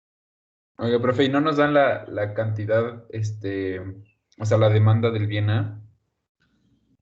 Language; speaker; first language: Spanish; native; Spanish